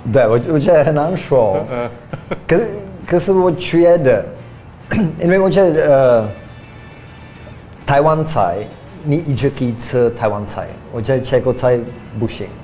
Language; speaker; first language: Chinese; non-native, fluent; Czech